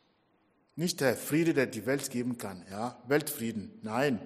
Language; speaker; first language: German; non-native, fluent; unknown